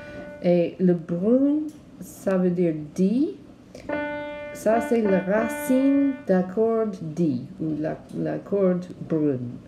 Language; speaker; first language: French; non-native, learner; English